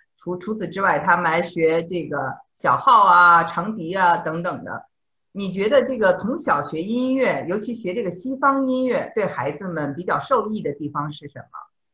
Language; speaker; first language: Chinese; native; Chinese